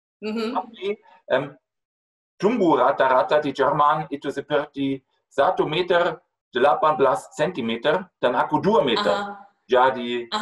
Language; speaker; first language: Indonesian; non-native, fluent; German